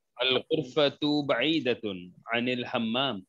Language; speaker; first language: Arabic; non-native, learner; Urdu